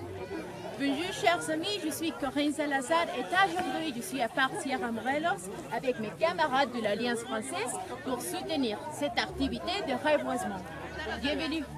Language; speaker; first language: French; non-native, fluent; Spanish